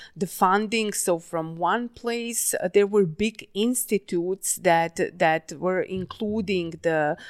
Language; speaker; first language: English; non-native, fluent; Serbian